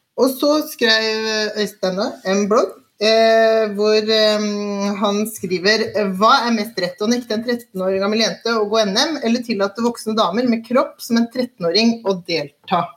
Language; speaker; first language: Norwegian; native; Norwegian